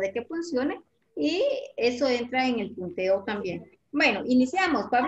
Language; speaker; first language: Spanish; native; Spanish